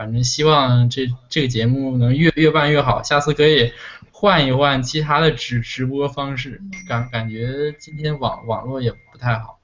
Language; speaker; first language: Chinese; native; Chinese